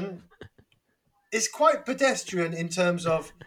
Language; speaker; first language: English; native; English